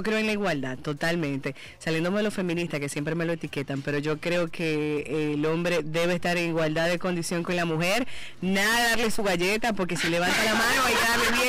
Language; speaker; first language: Spanish; native; Spanish